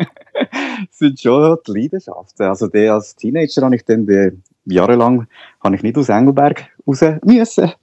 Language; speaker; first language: Swiss German; non-native, local second language; Spanish